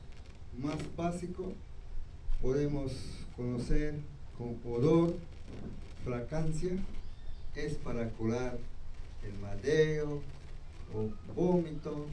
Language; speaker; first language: Spanish; non-native, local second language; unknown